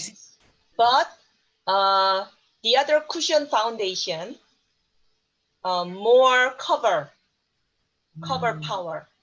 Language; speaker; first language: English; non-native, learner; Korean